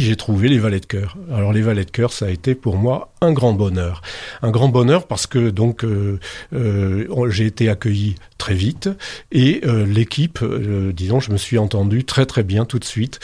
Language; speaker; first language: French; native; French